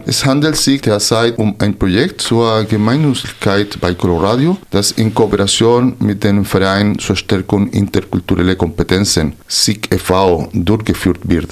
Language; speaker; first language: German; non-native, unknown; Spanish